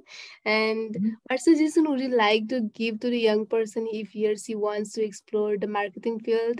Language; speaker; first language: English; non-native, local second language; Nepali